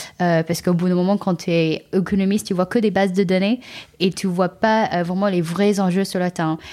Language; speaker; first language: French; non-native, fluent; Chinese